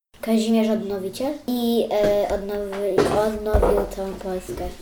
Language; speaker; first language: Polish; early bilingual, heritage; Polish